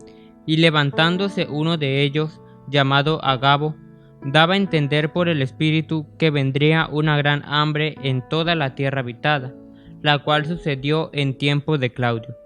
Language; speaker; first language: Spanish; native; Spanish